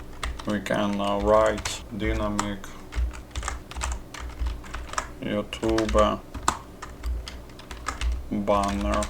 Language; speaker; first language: English; non-native, fluent; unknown